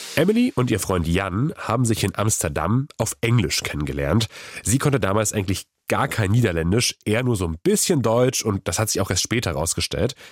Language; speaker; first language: German; non-native, fluent; Polish